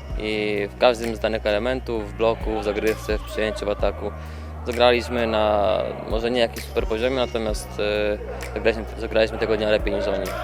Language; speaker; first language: Polish; native; Polish